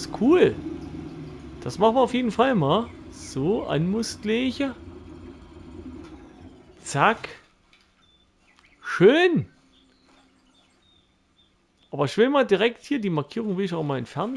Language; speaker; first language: German; native; German